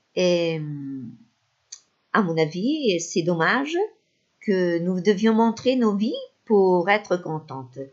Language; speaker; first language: French; non-native, fluent; Spanish